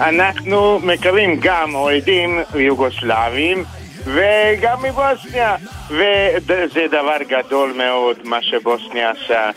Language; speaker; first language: Hebrew; non-native, fluent; Bosnian